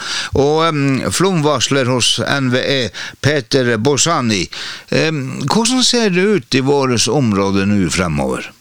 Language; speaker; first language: Norwegian; native; Norwegian